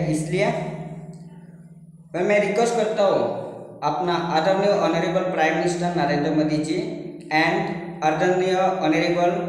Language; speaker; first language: Hindi; non-native, local second language; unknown